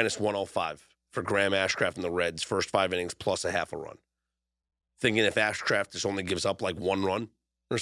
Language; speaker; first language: English; native; English